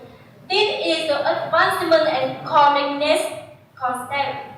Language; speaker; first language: English; non-native, learner; Vietnamese